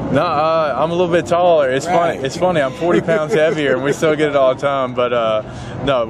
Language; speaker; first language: English; native; English